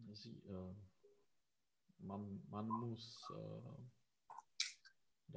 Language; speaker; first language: German; non-native, learner; Czech